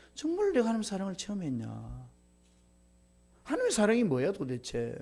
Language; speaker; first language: Korean; native; Korean